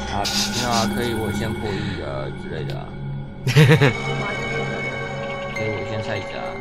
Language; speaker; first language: Chinese; native; Chinese